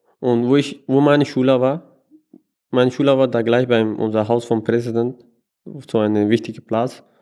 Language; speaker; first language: German; non-native, learner; Persian